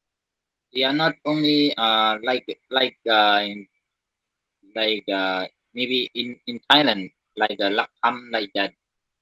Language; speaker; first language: English; non-native, learner; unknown